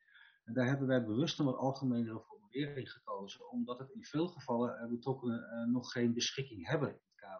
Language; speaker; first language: Dutch; native; Dutch